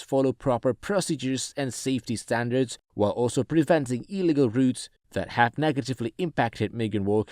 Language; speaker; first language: English; non-native, fluent; Indonesian